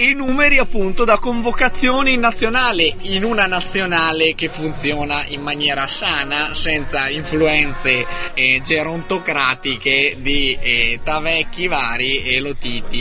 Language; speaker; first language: Italian; native; Italian